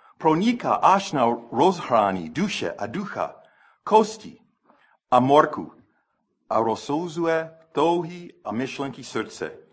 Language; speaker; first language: Czech; non-native, fluent; English